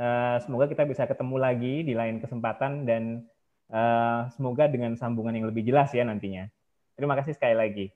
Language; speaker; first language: Indonesian; native; Indonesian